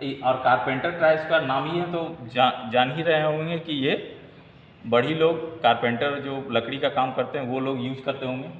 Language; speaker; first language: Hindi; native; Hindi